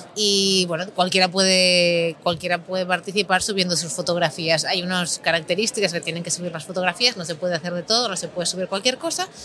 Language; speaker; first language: Spanish; native; Spanish